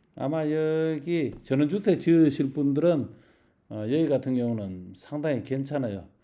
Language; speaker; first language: Korean; native; Korean